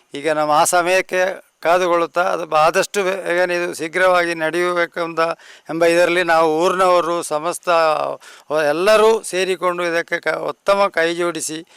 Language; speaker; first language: Kannada; native; Kannada